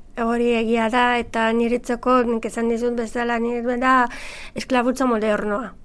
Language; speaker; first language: Basque; non-native, fluent; Bulgarian